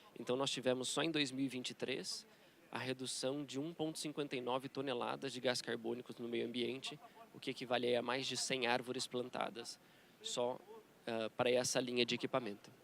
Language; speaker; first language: Portuguese; native; Portuguese